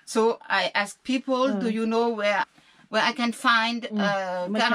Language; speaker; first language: English; non-native, learner; French